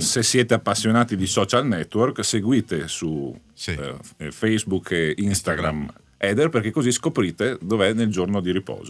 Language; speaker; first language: Italian; native; Italian